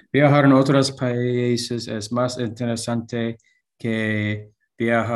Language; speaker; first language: Spanish; non-native, learner; English